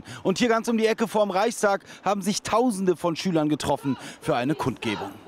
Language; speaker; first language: German; native; German